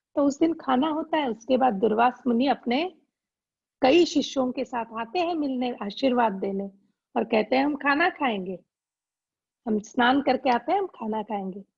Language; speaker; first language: Hindi; non-native, local second language; Gujarati